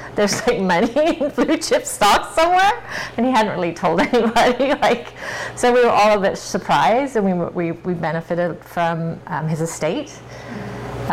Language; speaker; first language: English; native; English